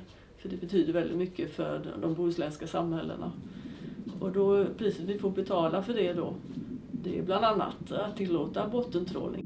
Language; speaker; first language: Swedish; native; Swedish